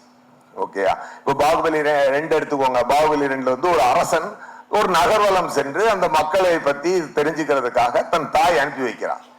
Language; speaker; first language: Tamil; native; Tamil